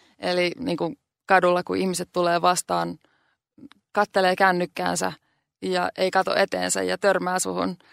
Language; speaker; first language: Finnish; native; Finnish